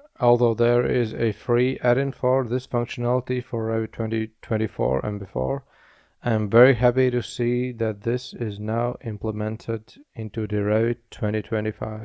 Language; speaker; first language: English; non-native, fluent; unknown